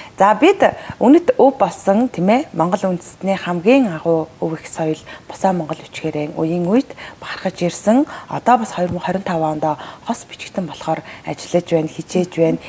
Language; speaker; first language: Mongolian; native; Mongolian